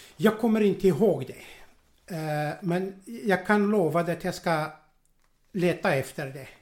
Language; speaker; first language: Swedish; non-native, fluent; Arabic